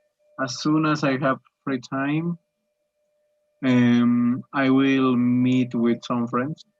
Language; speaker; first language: English; non-native, learner; Spanish